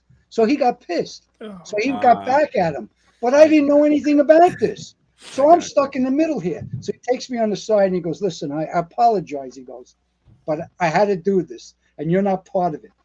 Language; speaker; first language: English; native; English